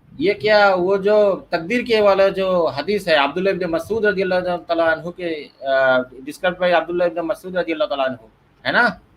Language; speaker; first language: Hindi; non-native, learner; Bangla